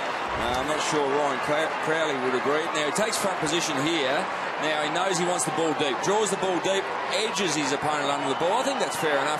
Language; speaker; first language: English; native; English